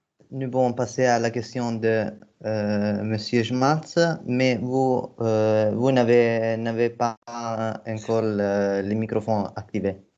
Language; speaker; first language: French; non-native, fluent; Italian